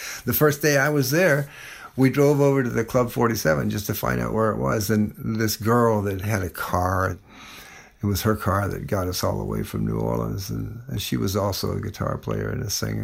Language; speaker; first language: English; native; English